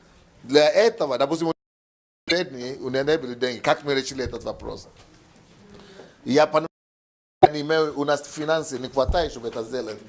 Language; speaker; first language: Russian; non-native, learner; Yoruba